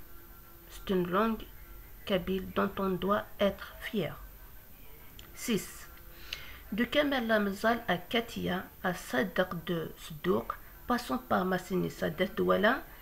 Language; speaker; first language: French; non-native, local second language; Kabyle